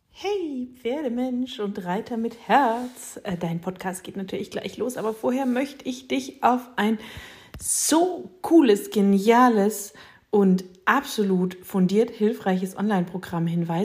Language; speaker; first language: German; native; German